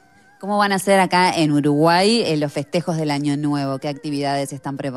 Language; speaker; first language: Spanish; native; Spanish